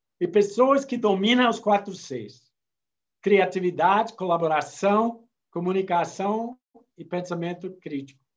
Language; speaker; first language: Portuguese; non-native, fluent; English